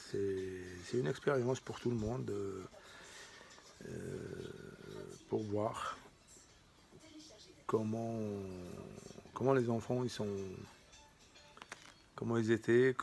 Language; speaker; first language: French; native; French